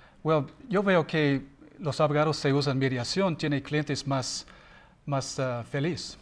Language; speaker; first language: Spanish; non-native, learner; English